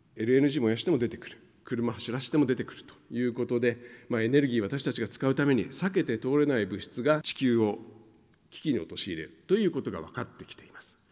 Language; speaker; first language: Japanese; native; Japanese